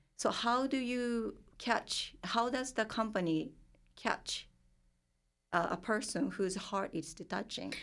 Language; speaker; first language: English; non-native, fluent; Japanese